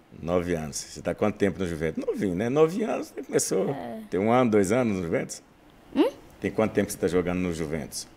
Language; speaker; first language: Portuguese; native; Portuguese